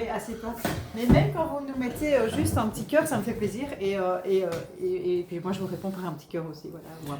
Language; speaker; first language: French; native; French